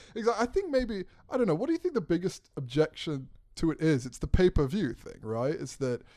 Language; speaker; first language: English; native; English